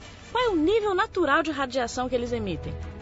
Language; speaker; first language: Portuguese; native; Portuguese